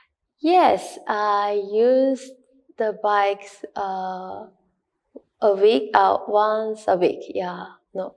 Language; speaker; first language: English; non-native, learner; Japanese